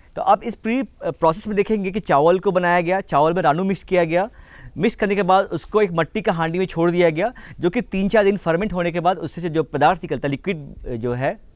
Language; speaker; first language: Hindi; native; Hindi